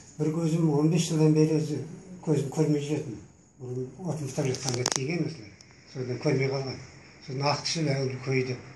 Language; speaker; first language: Kazakh; native; Kazakh